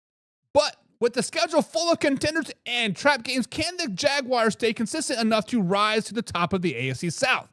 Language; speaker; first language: English; native; English